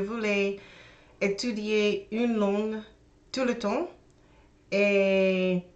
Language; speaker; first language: French; non-native, learner; English